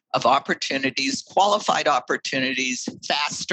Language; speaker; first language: English; native; English